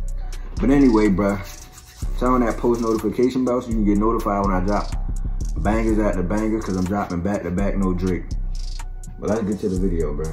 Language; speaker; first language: English; native; English